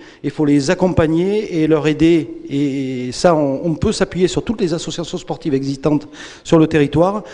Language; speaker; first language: French; native; French